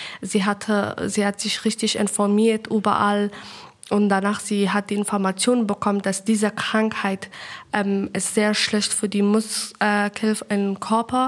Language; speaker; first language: German; non-native, learner; Persian